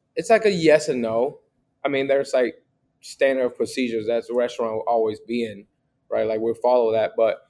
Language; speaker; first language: English; early bilingual, other home language; Vietnamese